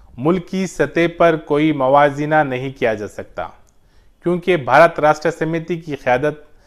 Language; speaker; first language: Hindi; non-native, local second language; Urdu